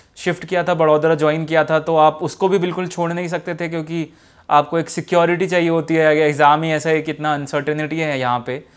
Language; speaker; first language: Hindi; native; Hindi